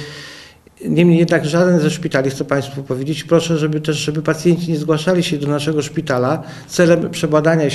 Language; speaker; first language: Polish; native; Polish